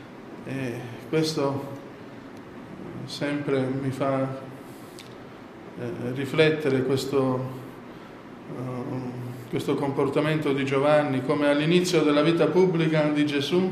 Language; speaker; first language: Italian; native; Italian